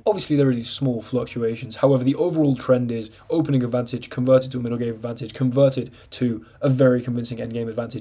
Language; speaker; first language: English; native; English